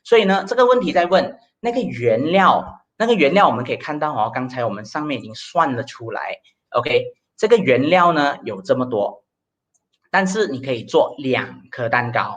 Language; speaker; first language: Chinese; native; Chinese